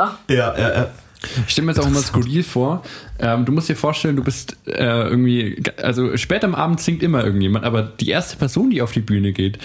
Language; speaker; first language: German; native; German